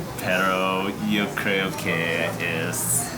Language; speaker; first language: Spanish; non-native, learner; English